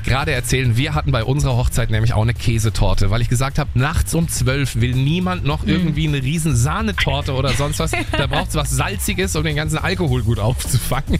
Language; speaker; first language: German; native; German